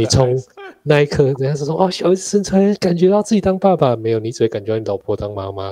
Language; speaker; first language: Chinese; native; Chinese